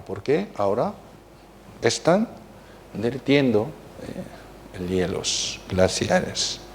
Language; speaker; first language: Spanish; non-native, fluent; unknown